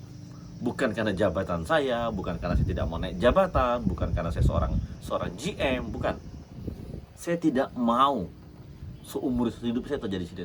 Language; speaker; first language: Indonesian; native; Indonesian